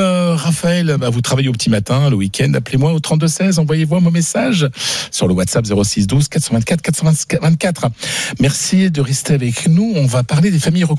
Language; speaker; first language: French; native; French